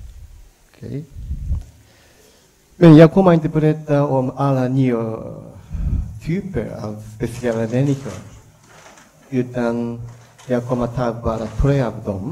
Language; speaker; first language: Swedish; non-native, learner; Japanese